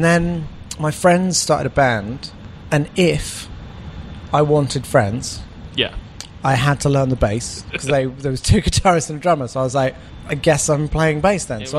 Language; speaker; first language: English; native; English